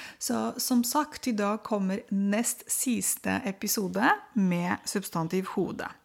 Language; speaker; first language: Norwegian; non-native, fluent; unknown